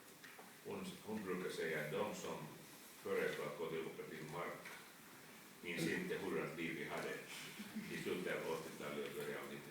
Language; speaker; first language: Swedish; non-native, fluent; Finnish